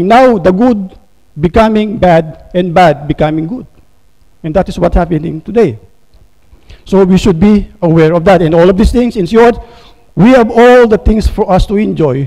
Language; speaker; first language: English; non-native, local second language; Filipino